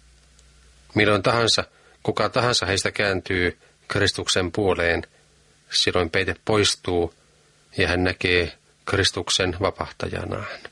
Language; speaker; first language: Finnish; native; Finnish